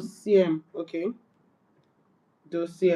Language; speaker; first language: French; non-native, learner; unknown